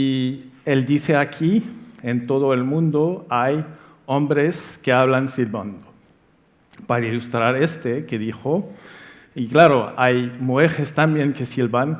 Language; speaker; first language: Spanish; non-native, fluent; French